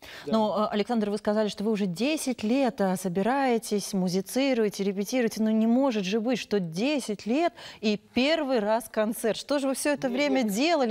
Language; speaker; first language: Russian; native; Russian